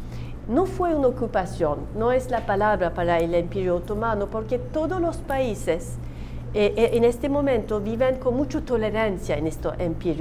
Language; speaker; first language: Spanish; non-native, learner; Turkish